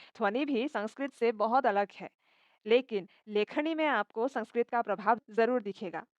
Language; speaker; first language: Hindi; non-native, local second language; Assamese